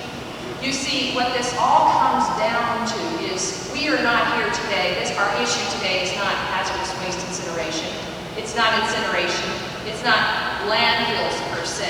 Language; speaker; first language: English; native; English